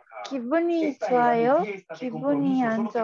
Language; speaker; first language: Korean; non-native, learner; Spanish